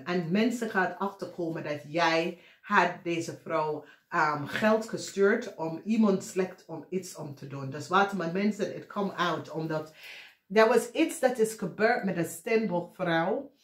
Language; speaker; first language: Dutch; non-native, learner; English